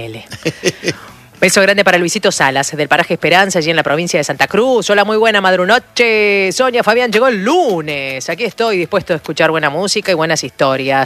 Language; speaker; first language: Spanish; native; Spanish